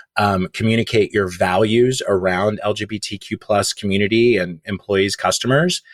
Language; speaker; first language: English; native; English